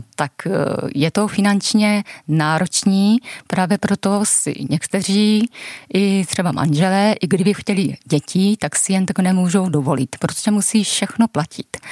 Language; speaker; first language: Czech; non-native, fluent; Japanese